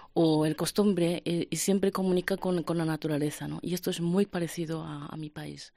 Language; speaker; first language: Spanish; non-native, fluent; Japanese